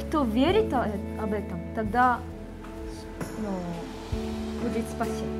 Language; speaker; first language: Russian; non-native, learner; Korean